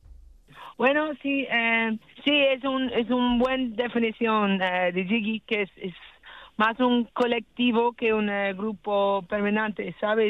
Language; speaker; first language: Spanish; non-native, learner; English